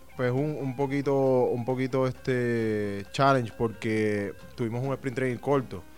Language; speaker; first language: Spanish; native; Spanish